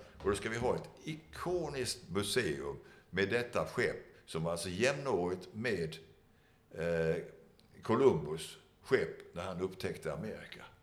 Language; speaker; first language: Swedish; native; Swedish